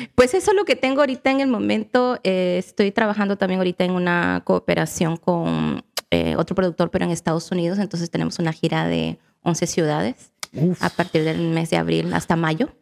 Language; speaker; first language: Spanish; native; Spanish